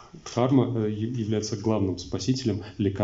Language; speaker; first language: Russian; native; Russian